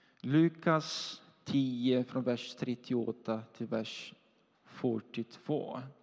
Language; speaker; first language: Swedish; non-native, fluent; Portuguese